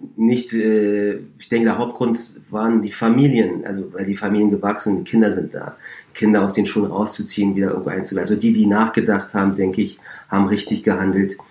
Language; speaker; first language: German; native; German